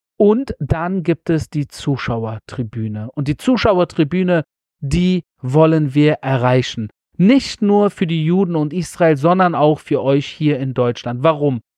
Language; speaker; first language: German; early bilingual, other home language; Persian